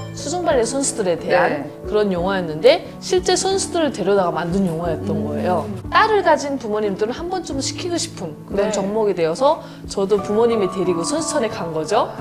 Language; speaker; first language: Korean; native; Korean